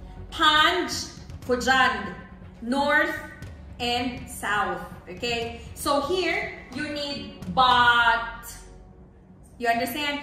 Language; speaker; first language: English; non-native, local second language; Filipino